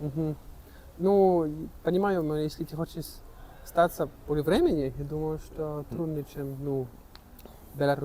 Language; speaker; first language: Russian; non-native, learner; French